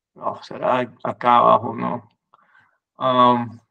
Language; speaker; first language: Spanish; non-native, fluent; English